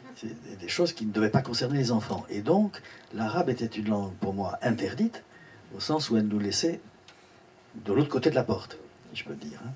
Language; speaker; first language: French; native; French